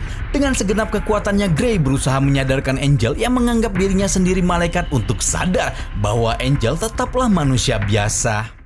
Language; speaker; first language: Indonesian; native; Indonesian